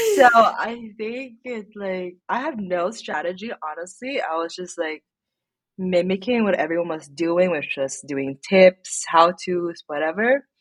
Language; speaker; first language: English; non-native, local second language; Filipino